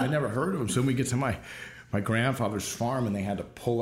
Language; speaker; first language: English; native; English